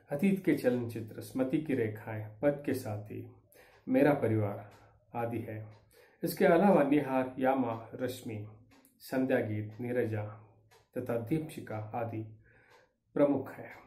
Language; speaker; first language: Hindi; non-native, local second language; Kannada